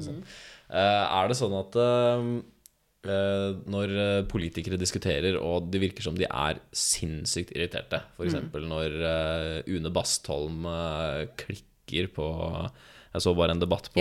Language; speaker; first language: Norwegian; native; Norwegian